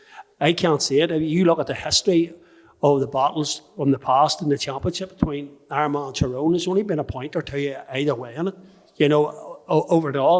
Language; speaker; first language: English; native; English